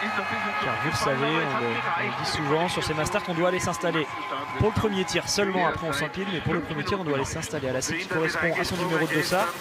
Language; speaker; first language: French; native; French